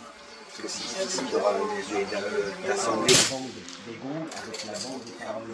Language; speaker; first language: French; native; French